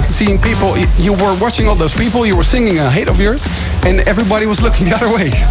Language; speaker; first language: English; non-native, fluent; Dutch